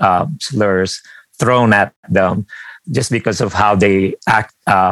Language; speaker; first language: English; non-native, local second language; Filipino